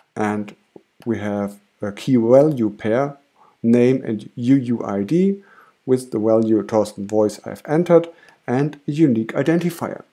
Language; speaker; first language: English; non-native, fluent; German